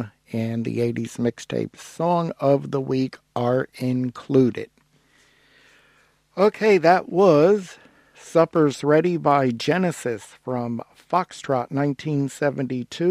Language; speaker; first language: English; native; English